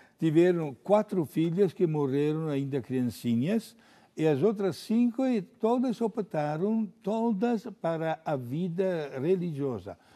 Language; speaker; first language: Portuguese; non-native, fluent; Italian